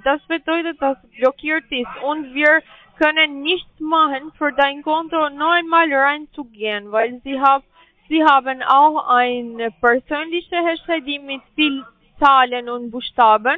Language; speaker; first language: German; non-native, learner; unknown